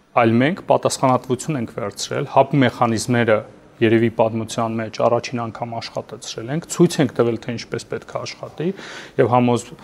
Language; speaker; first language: Armenian; native; Armenian